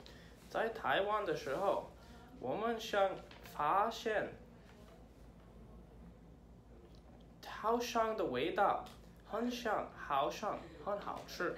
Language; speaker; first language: Chinese; non-native, learner; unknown